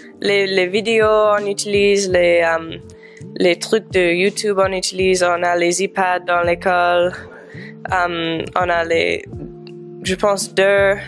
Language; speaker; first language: French; non-native, fluent; English